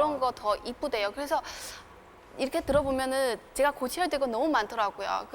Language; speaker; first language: Korean; non-native, fluent; Chinese